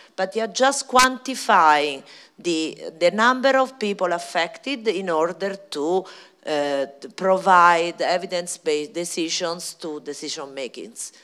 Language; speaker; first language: English; non-native, fluent; Italian